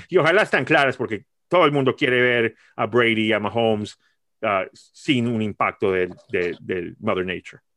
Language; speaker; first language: Spanish; early bilingual, heritage; Spanish